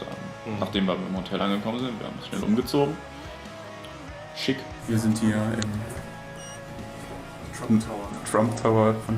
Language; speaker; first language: German; native; German